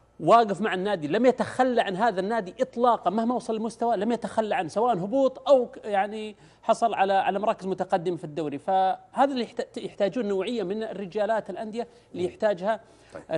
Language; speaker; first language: Arabic; native; Arabic